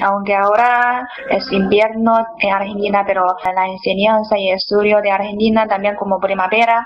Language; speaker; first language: Spanish; non-native, fluent; Chinese